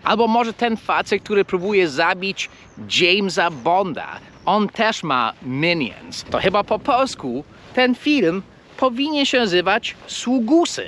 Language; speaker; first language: Polish; non-native, fluent; English